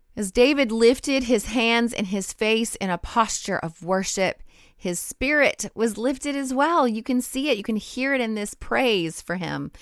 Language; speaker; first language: English; native; English